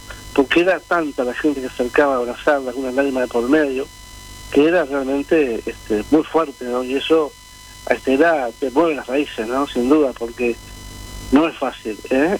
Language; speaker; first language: Spanish; native; Spanish